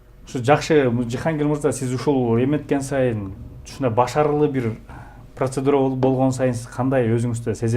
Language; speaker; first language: Kyrgyz; native; Kyrgyz